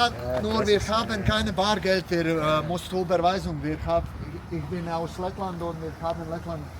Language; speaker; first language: German; non-native, learner; Latvian